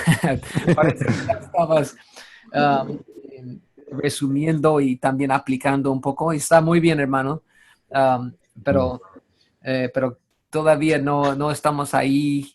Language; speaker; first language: Spanish; non-native, fluent; English